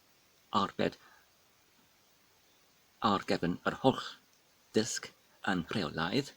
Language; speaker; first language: Welsh; non-native, fluent; English